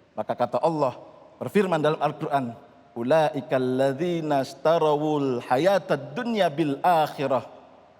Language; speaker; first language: Indonesian; native; Indonesian